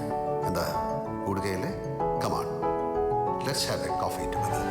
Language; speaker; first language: Malayalam; native; Malayalam